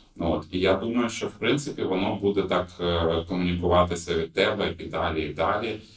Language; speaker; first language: Ukrainian; non-native, local second language; Russian